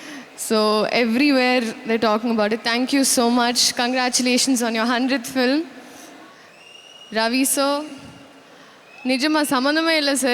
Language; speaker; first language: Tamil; non-native, fluent; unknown